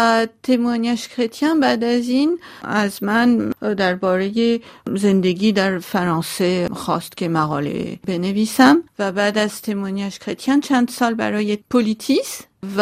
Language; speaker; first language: Persian; non-native, local second language; Armenian